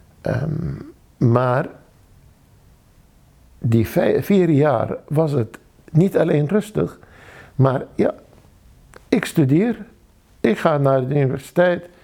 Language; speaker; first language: Dutch; non-native, fluent; Arabic